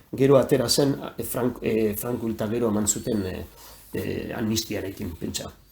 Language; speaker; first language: Basque; native; Basque